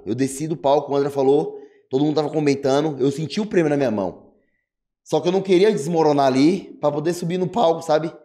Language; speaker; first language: Portuguese; native; Portuguese